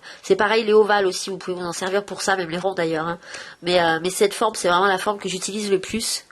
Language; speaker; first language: French; native; French